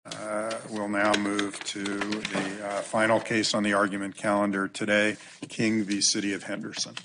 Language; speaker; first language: English; native; English